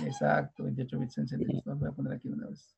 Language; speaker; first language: Spanish; native; Spanish